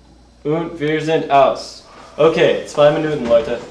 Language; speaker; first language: German; non-native, learner; English